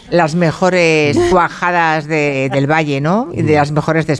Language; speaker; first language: Spanish; native; Spanish